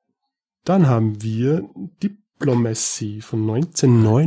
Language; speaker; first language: German; native; German